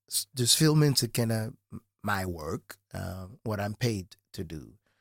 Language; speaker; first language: English; native; English